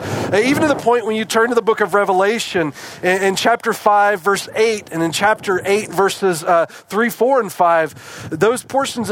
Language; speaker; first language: English; native; English